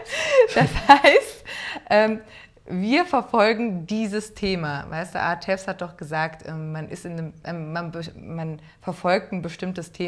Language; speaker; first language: German; native; German